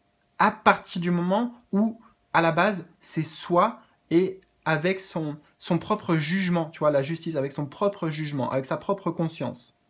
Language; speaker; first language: French; native; French